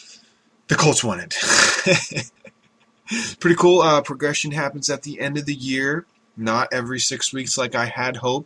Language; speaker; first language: English; native; English